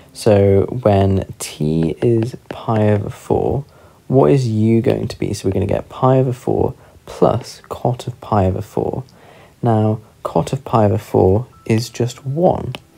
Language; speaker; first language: English; native; English